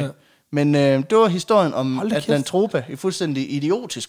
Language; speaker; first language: Danish; native; Danish